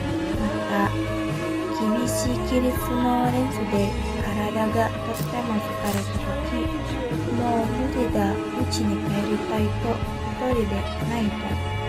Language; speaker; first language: Japanese; non-native, learner; Indonesian